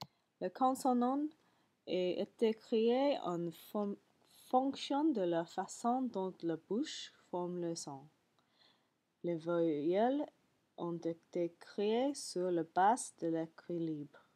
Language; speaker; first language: French; non-native, learner; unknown